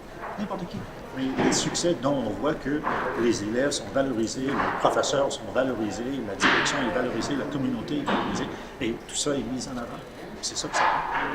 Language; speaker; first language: French; native; French